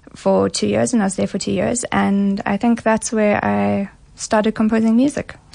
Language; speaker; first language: English; native; English